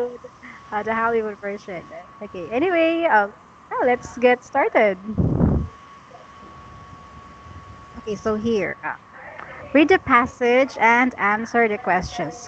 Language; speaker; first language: English; non-native, fluent; Cebuano